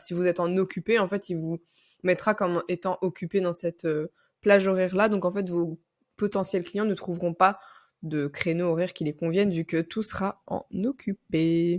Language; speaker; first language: French; native; French